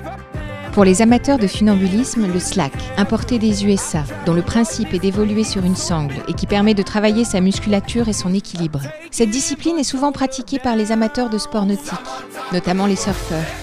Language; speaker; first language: French; native; French